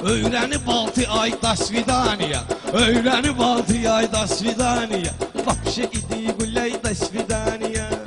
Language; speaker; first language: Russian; non-native, learner; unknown